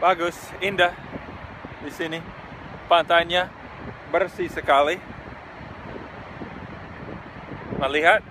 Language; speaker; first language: Indonesian; non-native, fluent; English